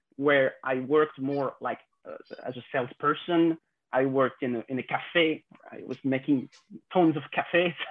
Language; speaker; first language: English; non-native, fluent; French